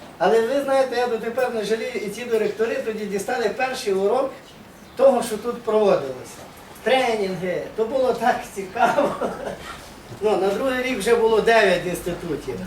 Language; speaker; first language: Ukrainian; native; Ukrainian